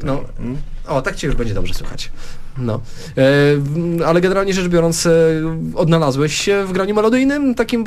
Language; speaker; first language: Polish; native; Polish